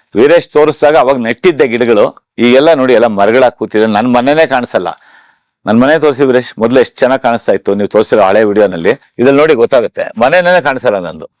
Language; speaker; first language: Kannada; native; Kannada